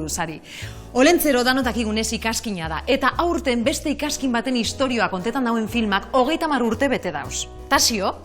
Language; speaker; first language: Basque; native; Basque